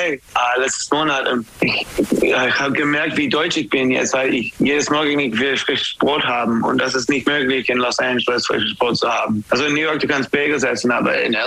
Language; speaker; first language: German; non-native, learner; English